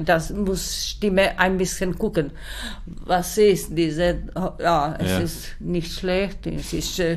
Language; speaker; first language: German; non-native, learner; Czech